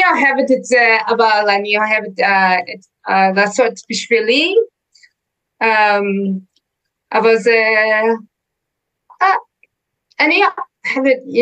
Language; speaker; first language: Hebrew; non-native, learner; English